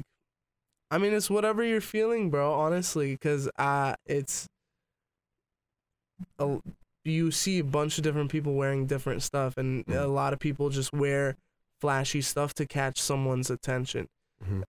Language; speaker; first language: English; native; English